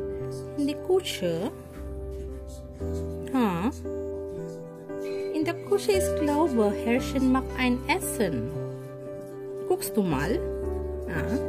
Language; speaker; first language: German; non-native, learner; Filipino